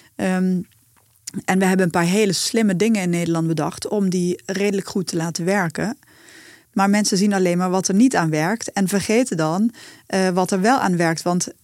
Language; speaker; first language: Dutch; native; Dutch